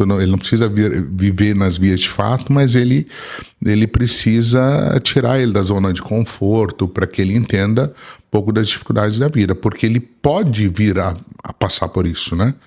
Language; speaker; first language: Portuguese; early bilingual, other home language; Arabic